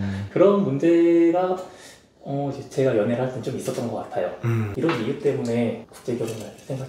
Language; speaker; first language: Korean; native; Korean